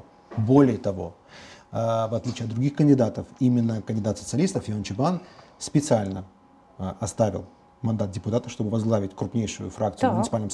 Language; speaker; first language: Russian; native; Russian